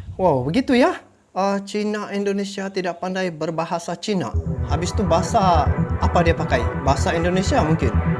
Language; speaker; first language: Malay; native; Malay